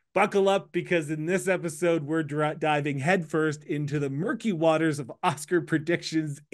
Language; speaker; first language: English; native; English